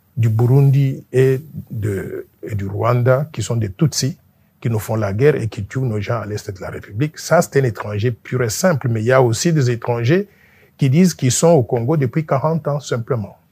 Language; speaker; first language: French; non-native, local second language; Luba-Lulua